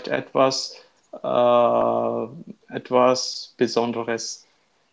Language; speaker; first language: German; non-native, learner; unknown